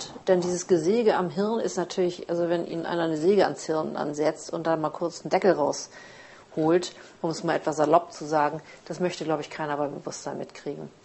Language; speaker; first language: German; native; German